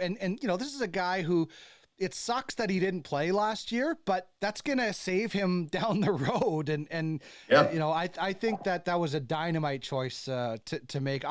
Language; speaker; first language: English; native; English